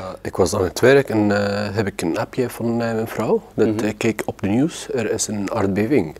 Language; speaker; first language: Dutch; non-native, learner; Arabic